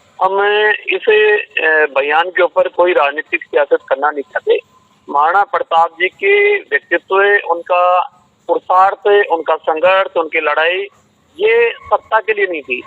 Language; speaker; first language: Hindi; native; Hindi